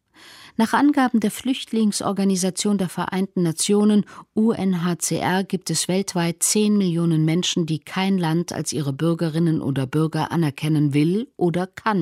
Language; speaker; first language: German; native; German